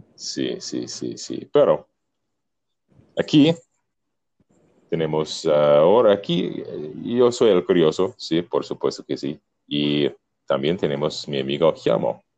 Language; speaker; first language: Spanish; non-native, learner; English